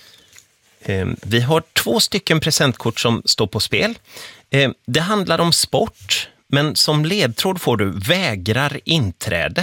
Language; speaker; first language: Swedish; native; Swedish